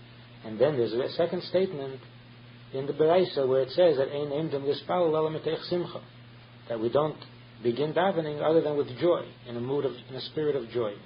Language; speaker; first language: English; native; English